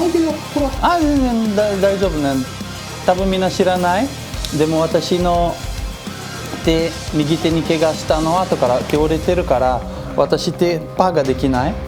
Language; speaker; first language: Japanese; non-native, learner; Portuguese